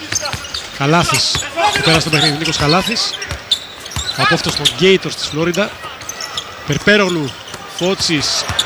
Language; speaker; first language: Greek; native; Greek